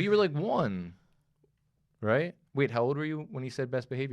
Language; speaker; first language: English; native; English